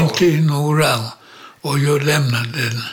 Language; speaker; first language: Swedish; non-native, learner; Polish